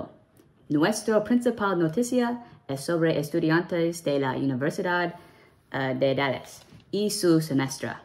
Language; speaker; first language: Spanish; non-native, learner; English